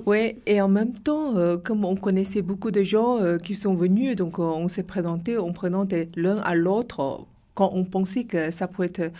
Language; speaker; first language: French; non-native, fluent; Chinese